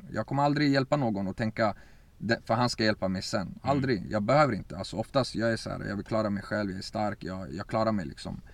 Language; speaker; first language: Swedish; early bilingual, other home language; Kurdish